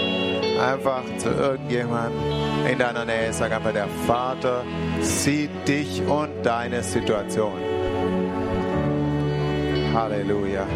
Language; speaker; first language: German; native; German